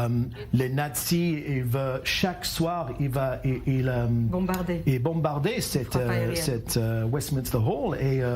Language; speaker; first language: French; non-native, learner; English